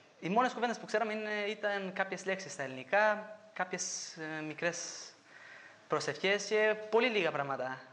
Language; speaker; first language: Greek; non-native, fluent; Albanian